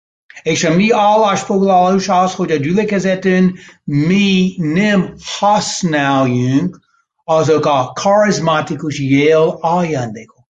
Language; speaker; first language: Hungarian; non-native, fluent; English